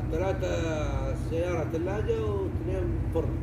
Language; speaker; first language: Arabic; non-native, learner; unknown